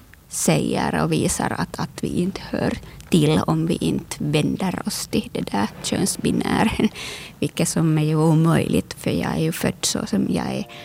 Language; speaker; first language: Swedish; non-native, local second language; Finnish